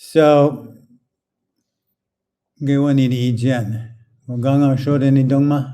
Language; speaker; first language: Chinese; non-native, fluent; English